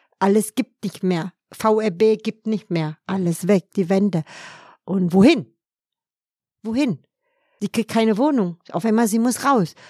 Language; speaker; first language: German; non-native, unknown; Vietnamese